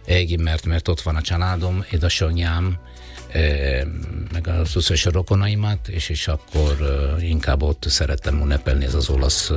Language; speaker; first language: Hungarian; non-native, learner; Italian